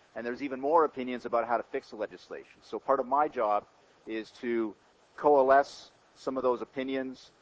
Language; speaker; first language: English; native; English